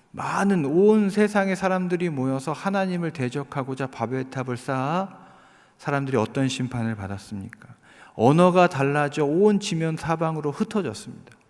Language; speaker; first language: Korean; native; Korean